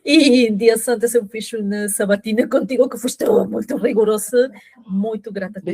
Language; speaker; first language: Portuguese; non-native, fluent; Spanish